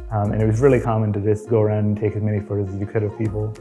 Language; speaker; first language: English; native; English